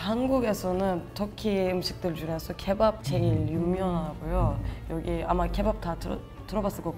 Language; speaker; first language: Korean; non-native, fluent; Turkish